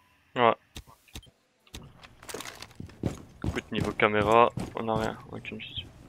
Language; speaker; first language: French; native; French